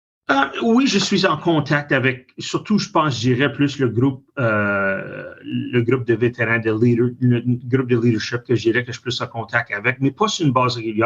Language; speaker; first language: French; native; French